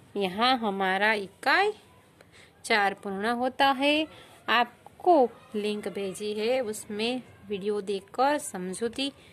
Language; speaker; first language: Hindi; non-native, local second language; Gujarati